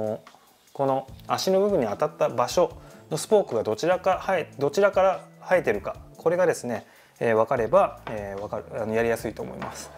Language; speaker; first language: Japanese; native; Japanese